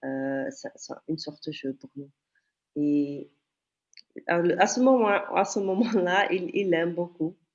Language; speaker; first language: French; non-native, local second language; Dutch